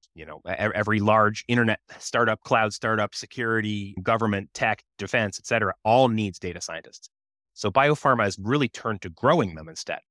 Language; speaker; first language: English; native; English